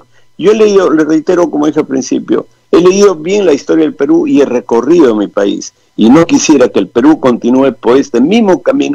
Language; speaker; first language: Spanish; native; Spanish